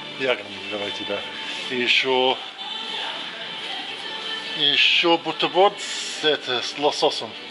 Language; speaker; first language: Russian; non-native, fluent; English